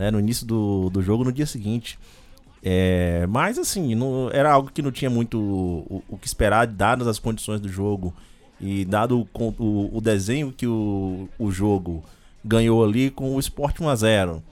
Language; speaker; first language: Portuguese; native; Portuguese